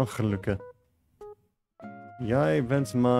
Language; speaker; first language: Dutch; non-native, learner; English